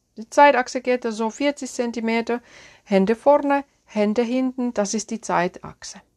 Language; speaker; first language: German; non-native, fluent; Finnish